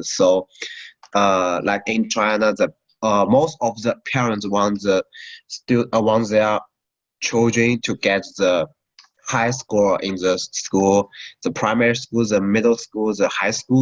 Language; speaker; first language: English; non-native, learner; Chinese